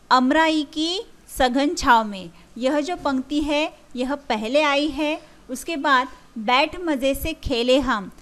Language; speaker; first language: Hindi; non-native, local second language; Marathi